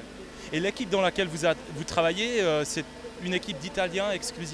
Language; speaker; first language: French; native; French